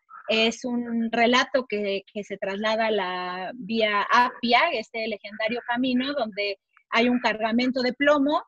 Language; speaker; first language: Spanish; native; Spanish